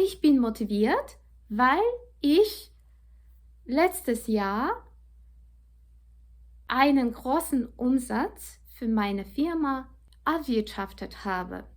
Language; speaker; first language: German; non-native, fluent; Polish